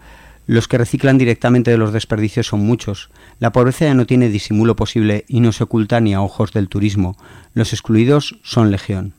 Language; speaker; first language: Spanish; native; Spanish